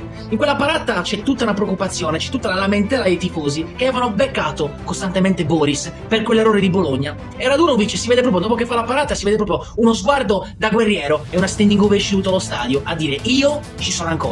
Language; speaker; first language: Italian; native; Italian